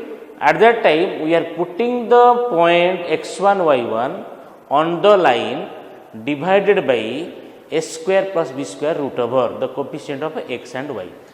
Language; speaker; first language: English; non-native, local second language; Odia